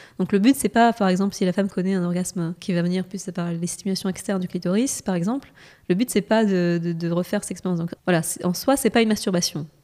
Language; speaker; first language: French; non-native, fluent; Russian